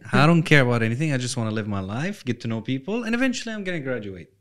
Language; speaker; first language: English; non-native, fluent; Arabic